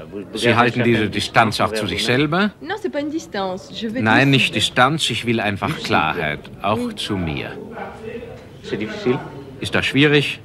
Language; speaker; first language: German; native; German